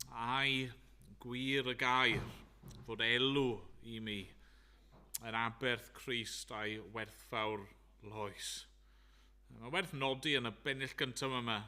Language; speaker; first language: Welsh; native; Welsh